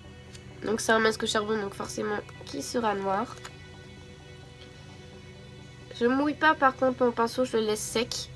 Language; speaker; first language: French; native; French